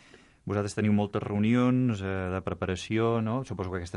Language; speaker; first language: Catalan; native; Catalan